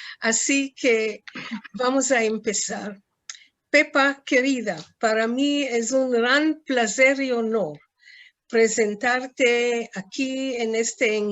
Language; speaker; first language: Spanish; non-native, fluent; Hebrew